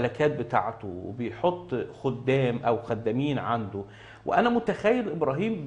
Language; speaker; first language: Arabic; native; Arabic